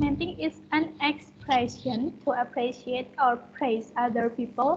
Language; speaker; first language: English; non-native, fluent; Indonesian